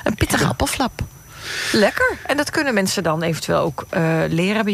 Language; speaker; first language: Dutch; native; Dutch